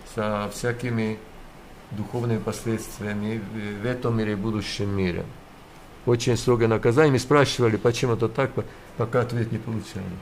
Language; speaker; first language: Russian; early bilingual, heritage; Russian